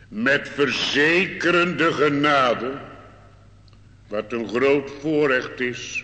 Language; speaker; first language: Dutch; native; Dutch